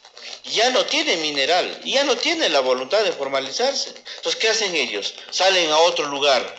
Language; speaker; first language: Spanish; native; Spanish